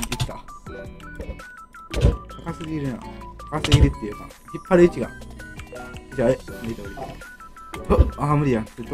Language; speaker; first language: Japanese; native; Japanese